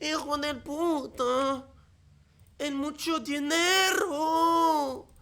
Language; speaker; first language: Spanish; non-native, learner; French